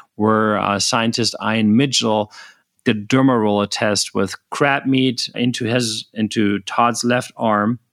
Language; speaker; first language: English; non-native, fluent; German